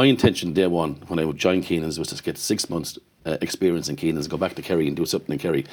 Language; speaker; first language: English; native; English